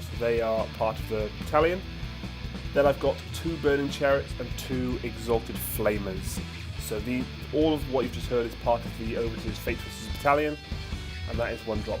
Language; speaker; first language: English; native; English